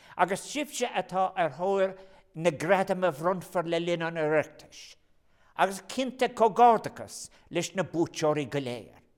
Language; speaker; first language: Irish; non-native, local second language; English